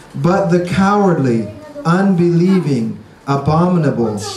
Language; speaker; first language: English; native; English